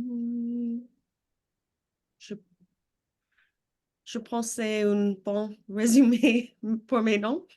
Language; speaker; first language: French; non-native, learner; English